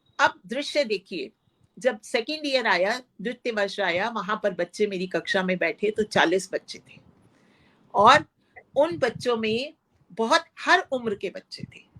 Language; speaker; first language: Hindi; non-native, local second language; Punjabi